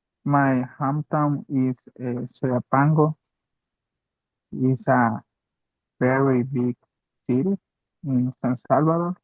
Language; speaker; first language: English; non-native, learner; Spanish